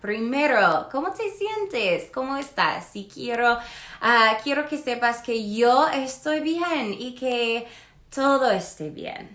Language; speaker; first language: Spanish; non-native, fluent; English